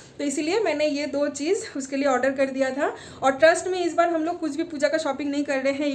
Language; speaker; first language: Hindi; non-native, local second language; Bangla